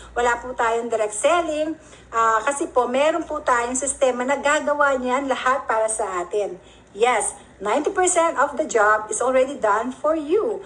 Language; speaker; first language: Filipino; non-native, local second language; Pampanga